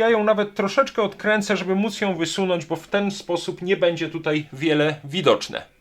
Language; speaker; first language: Polish; native; Polish